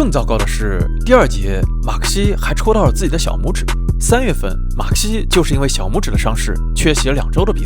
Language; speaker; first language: Chinese; native; Chinese